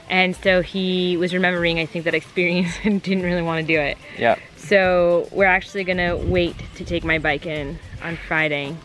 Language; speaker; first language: English; native; English